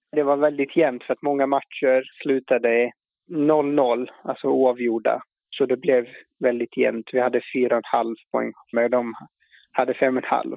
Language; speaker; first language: Swedish; non-native, fluent; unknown